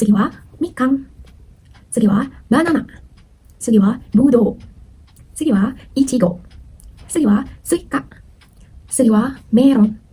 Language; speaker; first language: Japanese; non-native, fluent; Indonesian